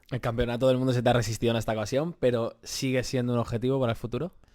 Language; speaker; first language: Spanish; native; Spanish